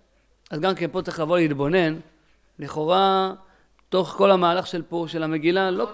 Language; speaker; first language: Hebrew; native; Hebrew